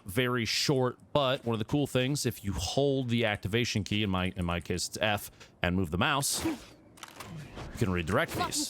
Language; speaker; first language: English; native; English